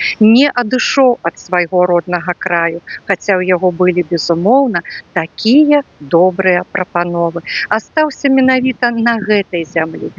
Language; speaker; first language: Belarusian; native; Belarusian